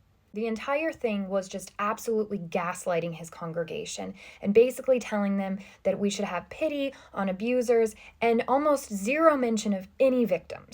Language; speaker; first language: English; native; English